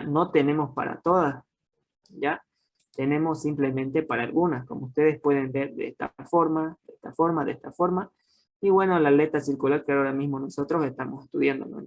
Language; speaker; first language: Spanish; native; Spanish